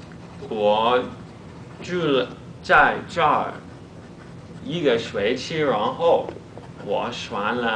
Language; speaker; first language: Chinese; non-native, learner; English